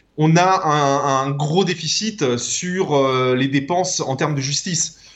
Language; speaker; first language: French; native; French